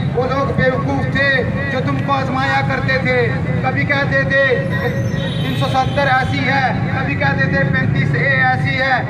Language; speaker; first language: Urdu; non-native, local second language; Pahari-Potwari